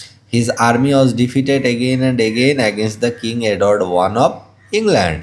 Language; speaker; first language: English; non-native, local second language; Bangla